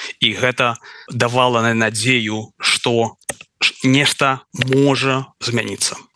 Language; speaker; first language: Belarusian; non-native, local second language; Russian